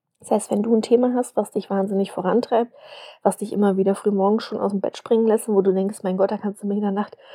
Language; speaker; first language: German; native; German